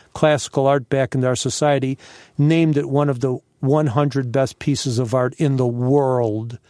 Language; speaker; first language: English; native; English